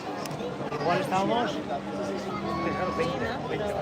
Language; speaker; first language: Spanish; native; Spanish